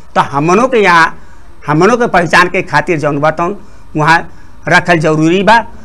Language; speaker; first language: Bhojpuri; non-native, local second language; Rana Tharu